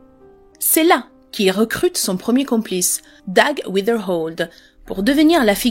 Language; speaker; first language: French; native; French